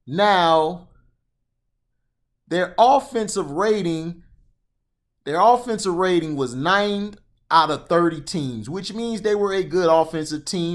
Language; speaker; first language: English; native; English